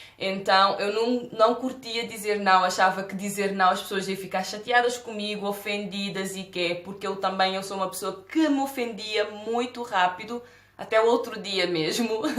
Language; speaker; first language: Portuguese; non-native, local second language; Kabuverdianu